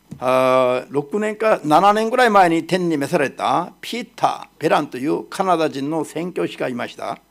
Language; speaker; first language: Japanese; non-native, fluent; Korean